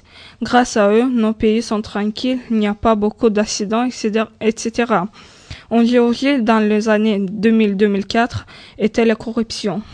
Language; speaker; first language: French; non-native, learner; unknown